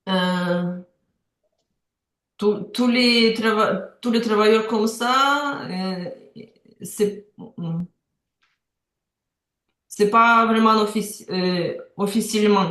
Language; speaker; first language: French; non-native, learner; Ukrainian